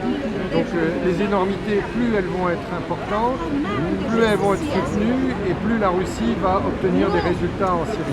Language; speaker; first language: French; native; French